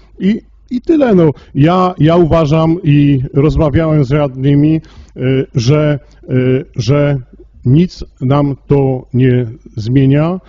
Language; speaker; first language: Polish; native; Polish